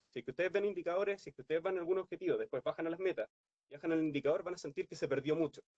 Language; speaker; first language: Spanish; native; Spanish